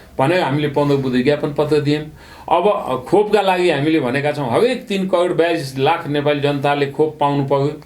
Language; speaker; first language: Nepali; native; Nepali